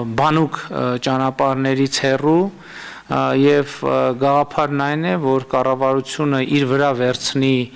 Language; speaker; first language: Armenian; native; Armenian